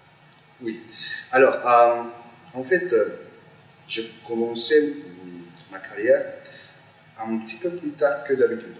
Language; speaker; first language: French; non-native, fluent; Turkish